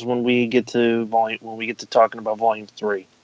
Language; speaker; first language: English; native; English